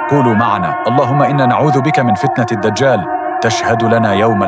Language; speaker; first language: Arabic; native; Arabic